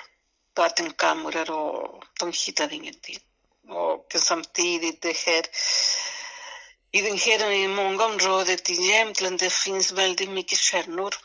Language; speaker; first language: Swedish; non-native, fluent; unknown